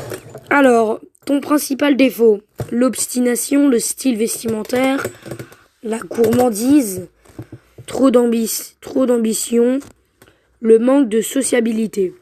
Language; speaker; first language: French; native; French